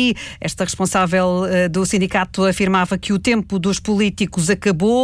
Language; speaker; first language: Portuguese; native; Portuguese